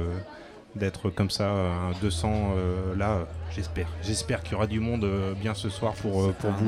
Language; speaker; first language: French; native; French